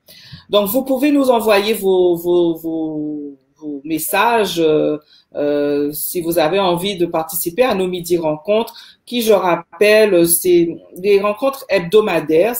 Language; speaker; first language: French; native; French